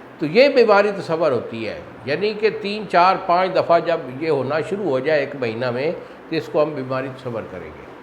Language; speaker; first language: Urdu; non-native, local second language; Punjabi